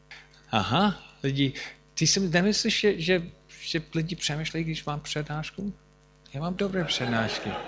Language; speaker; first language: Czech; non-native, fluent; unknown